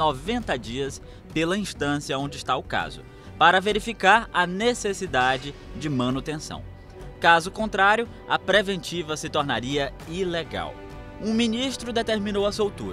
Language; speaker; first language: Portuguese; native; Portuguese